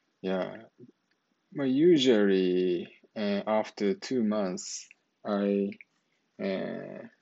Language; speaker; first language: English; non-native, learner; Japanese